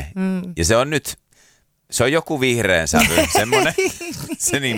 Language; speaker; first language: Finnish; native; Finnish